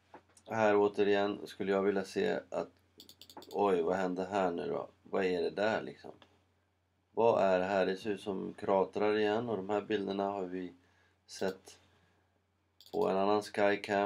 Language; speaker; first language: Swedish; native; Swedish